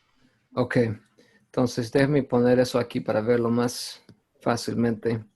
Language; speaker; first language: Spanish; non-native, fluent; English